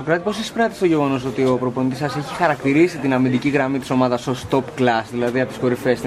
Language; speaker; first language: Greek; native; Greek